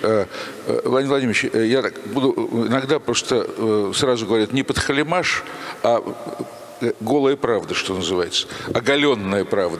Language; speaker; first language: Russian; native; Russian